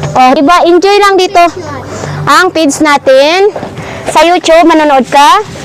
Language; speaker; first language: Filipino; non-native, local second language; Cebuano